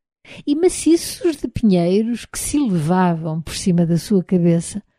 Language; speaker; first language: Portuguese; native; Portuguese